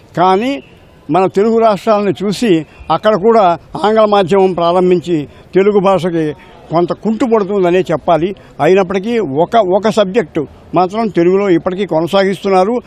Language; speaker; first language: Telugu; native; Telugu